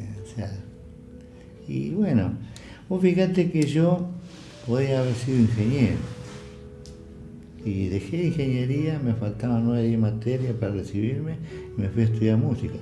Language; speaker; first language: Spanish; native; Spanish